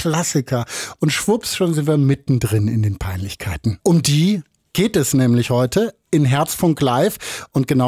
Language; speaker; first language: German; native; German